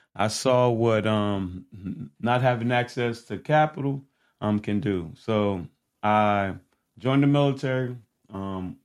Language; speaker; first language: English; early bilingual, other home language; Haitian Creole